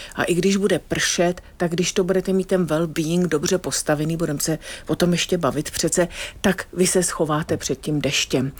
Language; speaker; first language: Czech; non-native, fluent; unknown